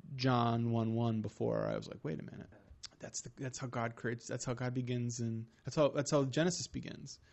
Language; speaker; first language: English; native; English